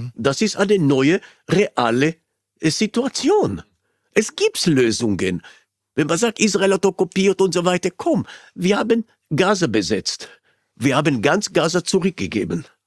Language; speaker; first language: German; non-native, fluent; Hebrew